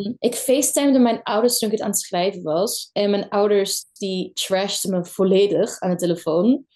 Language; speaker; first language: Dutch; early bilingual, other home language; Kurdish